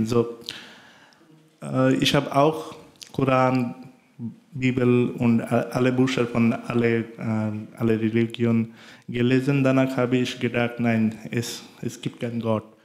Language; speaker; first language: German; non-native, learner; Bangla